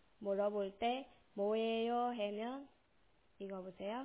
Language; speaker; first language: Korean; non-native, local second language; Burmese